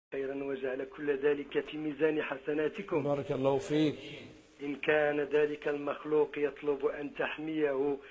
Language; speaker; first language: Arabic; non-native, fluent; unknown